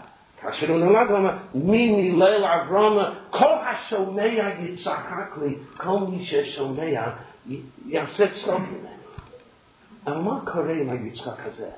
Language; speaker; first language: Hebrew; non-native, fluent; English